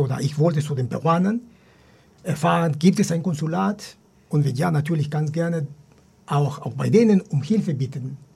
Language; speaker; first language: German; non-native, fluent; Spanish